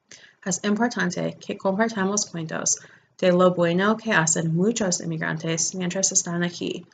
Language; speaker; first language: Spanish; non-native, fluent; English